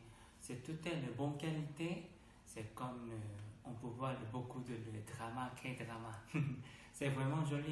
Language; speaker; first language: French; non-native, learner; Korean